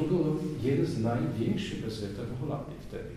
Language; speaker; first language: Polish; non-native, learner; Dutch